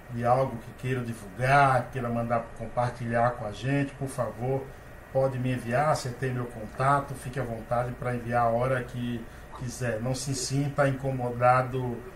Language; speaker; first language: Portuguese; native; Portuguese